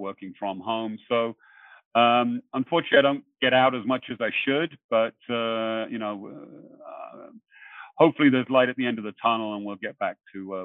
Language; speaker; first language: English; native; English